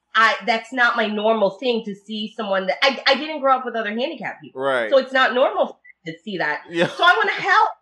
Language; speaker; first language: English; early bilingual, other home language; Italian